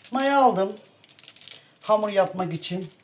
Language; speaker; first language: Turkish; native; Turkish